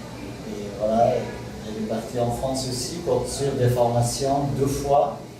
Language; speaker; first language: French; non-native, fluent; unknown